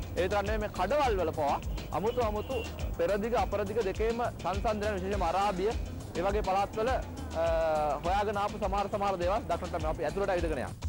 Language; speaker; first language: Sinhala; native; Sinhala